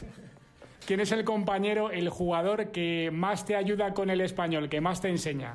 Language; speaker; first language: Spanish; native; Spanish